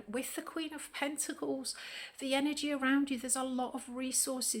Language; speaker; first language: English; native; English